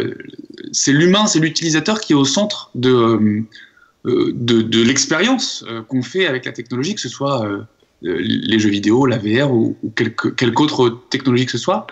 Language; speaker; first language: French; native; French